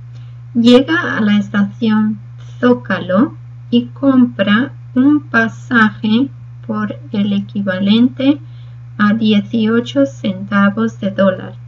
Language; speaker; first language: Spanish; non-native, fluent; Portuguese